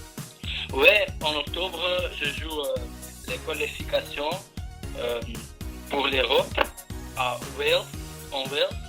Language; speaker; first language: French; non-native, learner; Albanian